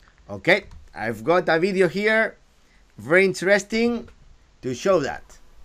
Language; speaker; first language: English; non-native, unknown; Galician